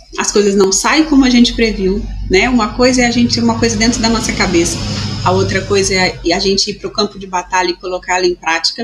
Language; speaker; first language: Portuguese; native; Portuguese